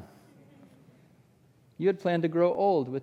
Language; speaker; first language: English; native; English